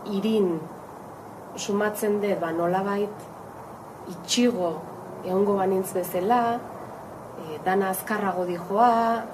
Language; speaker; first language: Basque; native; Basque